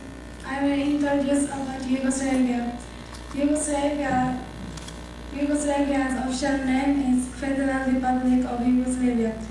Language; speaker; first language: English; non-native, learner; Japanese